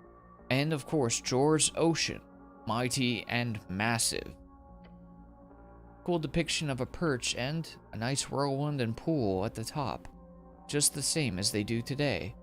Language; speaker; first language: English; native; English